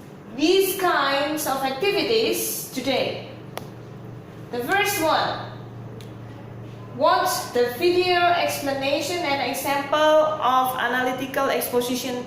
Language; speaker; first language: English; non-native, local second language; Indonesian